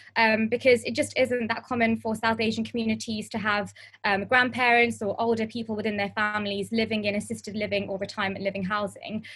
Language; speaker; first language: English; native; English